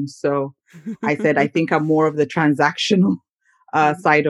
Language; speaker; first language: English; non-native, local second language; Ganda